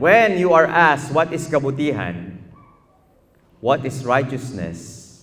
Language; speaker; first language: English; non-native, local second language; Filipino